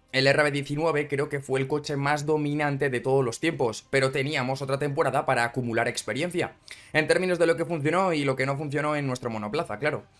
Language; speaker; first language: Spanish; native; Spanish